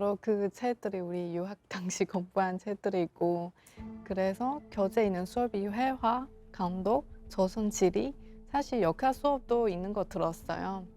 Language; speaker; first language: Korean; non-native, local second language; Chinese